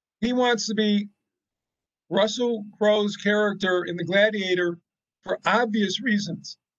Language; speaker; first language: English; native; English